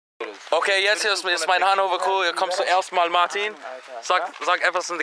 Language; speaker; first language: German; non-native, learner; English